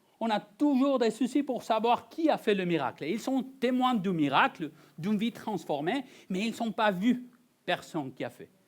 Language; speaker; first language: French; non-native, fluent; Spanish